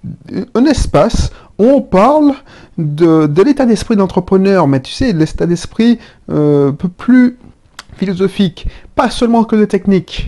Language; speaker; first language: French; native; French